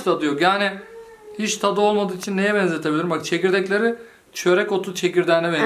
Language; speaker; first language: Turkish; native; Turkish